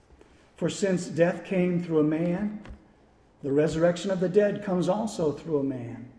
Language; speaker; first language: English; native; English